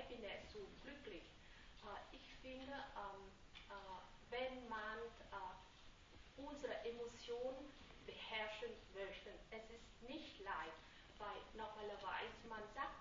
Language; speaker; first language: German; non-native, fluent; Vietnamese